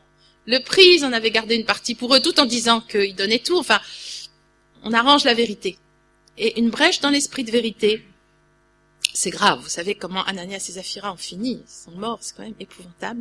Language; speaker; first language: French; native; French